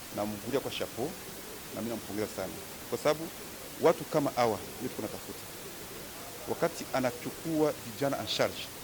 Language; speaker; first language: Swahili; native; Swahili